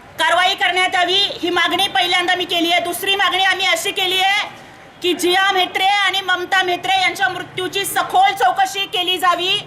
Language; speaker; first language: Marathi; native; Marathi